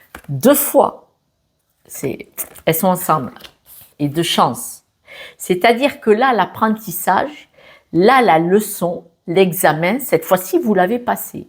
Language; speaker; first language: French; native; French